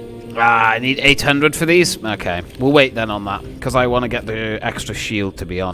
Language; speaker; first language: English; native; English